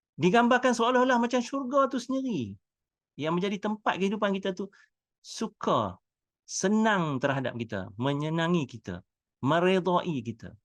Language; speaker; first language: Malay; native; Malay